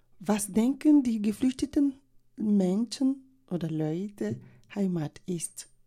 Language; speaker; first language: German; non-native, learner; French